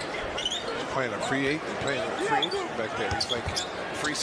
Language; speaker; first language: English; native; English